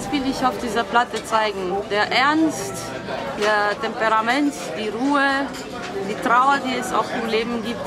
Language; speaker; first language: German; non-native, fluent; Romanian